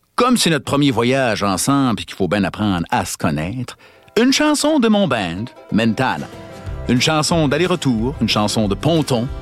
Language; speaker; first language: French; native; French